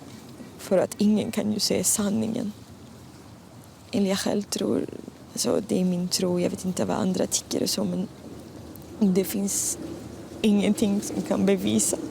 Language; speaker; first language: Swedish; early bilingual, other home language; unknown